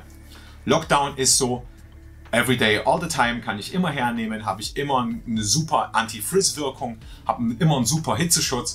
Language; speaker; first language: German; native; German